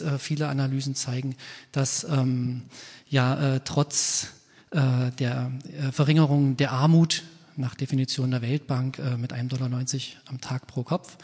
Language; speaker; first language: German; native; German